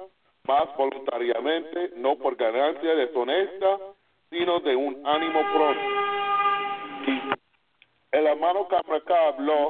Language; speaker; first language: Spanish; non-native, fluent; English